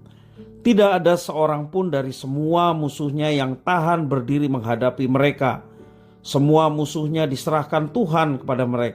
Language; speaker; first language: Indonesian; native; Indonesian